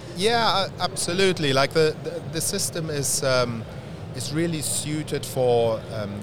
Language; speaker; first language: English; non-native, fluent; German